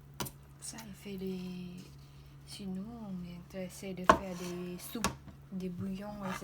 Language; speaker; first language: French; non-native, learner; Khmer